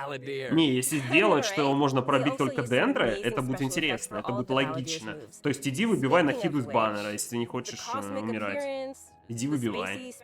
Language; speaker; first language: Russian; native; Russian